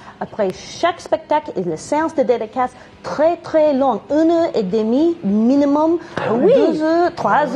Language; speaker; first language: French; non-native, learner; English